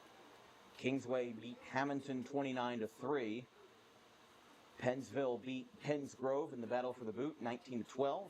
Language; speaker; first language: English; native; English